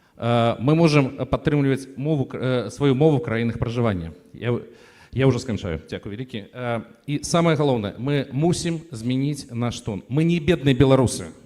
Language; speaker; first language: Belarusian; native; Belarusian